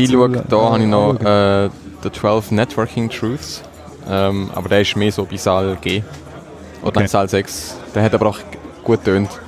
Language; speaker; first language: German; native; German